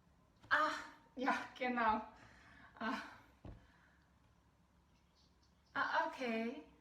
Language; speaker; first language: German; non-native, learner; Korean